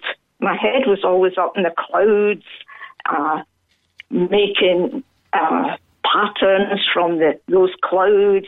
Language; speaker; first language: English; native; English